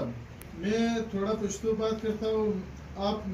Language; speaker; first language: Hindi; non-native, learner; Pashto